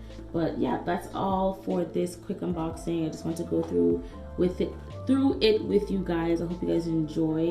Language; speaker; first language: English; native; English